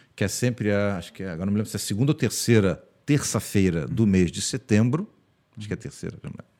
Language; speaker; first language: Portuguese; early bilingual, heritage; Portuguese